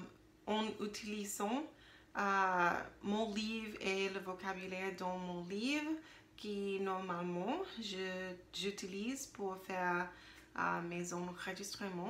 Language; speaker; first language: French; non-native, learner; English